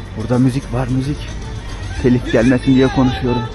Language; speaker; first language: Turkish; native; Turkish